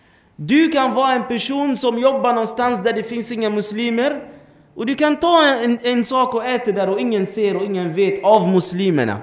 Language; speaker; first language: Swedish; non-native, fluent; Arabic